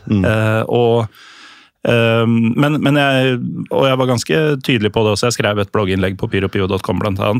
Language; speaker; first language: Norwegian; native; Norwegian